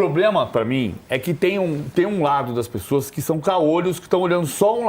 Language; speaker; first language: Portuguese; native; Portuguese